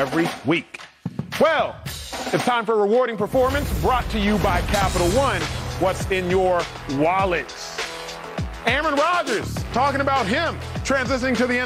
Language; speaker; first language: English; native; English